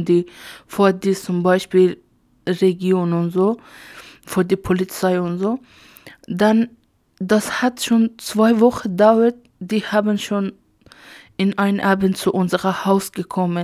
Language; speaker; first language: German; non-native, learner; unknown